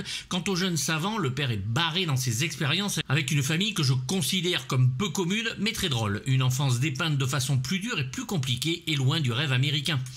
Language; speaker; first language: French; native; French